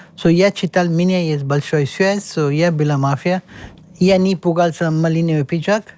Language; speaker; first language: Russian; non-native, learner; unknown